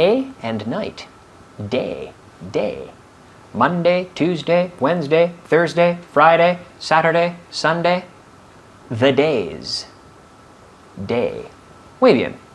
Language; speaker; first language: English; non-native, fluent; Spanish